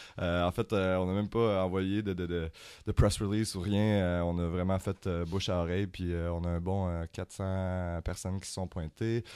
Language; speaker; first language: French; native; French